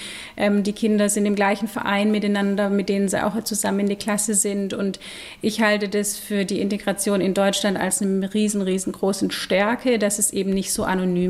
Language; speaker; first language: German; native; German